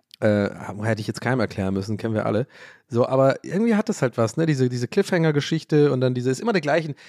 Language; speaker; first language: German; early bilingual, other home language; English